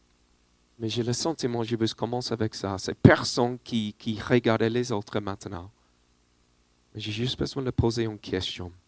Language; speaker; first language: French; non-native, learner; English